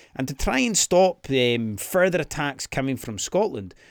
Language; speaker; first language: English; native; English